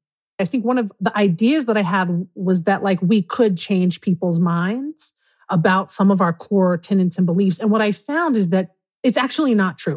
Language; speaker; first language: English; native; English